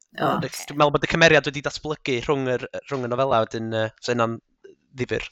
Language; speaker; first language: Welsh; native; Welsh